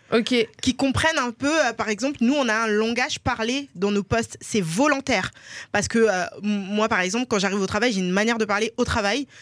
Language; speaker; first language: French; early bilingual, other home language; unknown